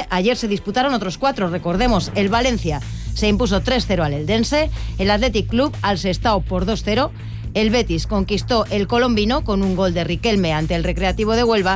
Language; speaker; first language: Spanish; native; Spanish